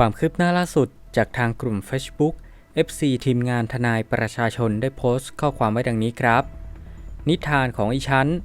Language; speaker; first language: Thai; native; Thai